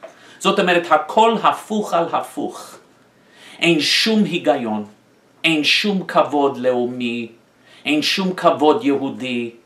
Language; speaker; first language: Hebrew; non-native, fluent; English